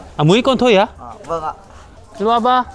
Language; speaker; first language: Korean; native; Korean